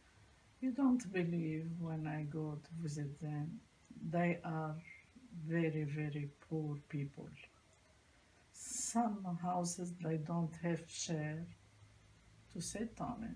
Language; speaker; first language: English; non-native, learner; Arabic